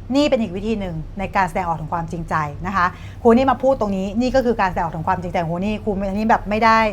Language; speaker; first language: Thai; native; Thai